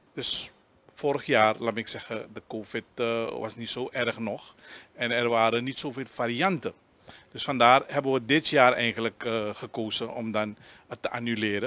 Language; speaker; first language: Dutch; non-native, local second language; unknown